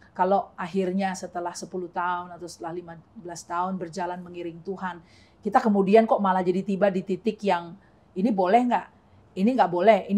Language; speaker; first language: Indonesian; native; Indonesian